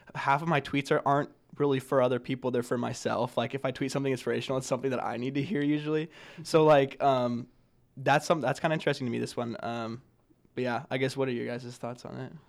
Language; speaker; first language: English; native; English